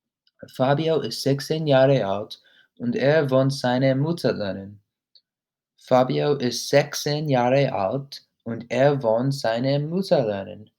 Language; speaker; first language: German; non-native, learner; English